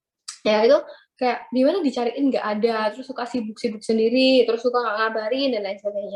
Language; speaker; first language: Indonesian; native; Indonesian